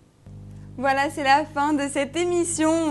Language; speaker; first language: French; native; French